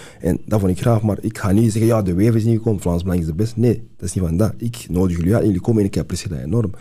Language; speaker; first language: Dutch; early bilingual, other home language; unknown